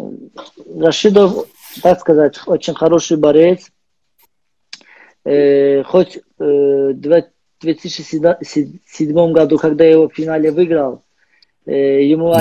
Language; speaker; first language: Russian; non-native, learner; Azerbaijani